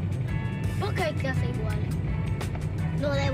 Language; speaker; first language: Spanish; early bilingual, other home language; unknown